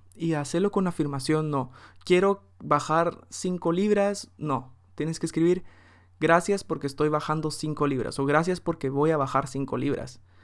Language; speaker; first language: Spanish; early bilingual, heritage; Spanish